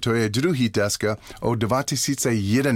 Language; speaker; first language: Czech; non-native, learner; English